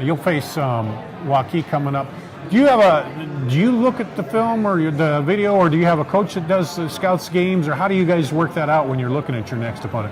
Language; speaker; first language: English; native; English